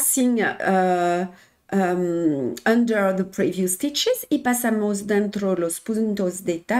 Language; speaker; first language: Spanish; non-native, learner; French